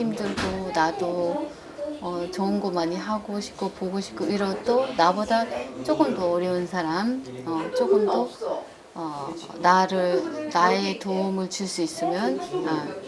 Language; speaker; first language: Korean; native; Korean